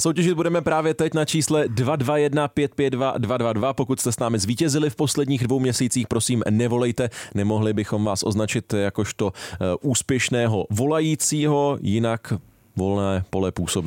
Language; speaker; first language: Czech; native; Czech